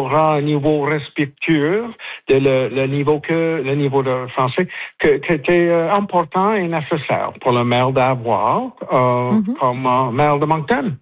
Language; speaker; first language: French; non-native, learner; English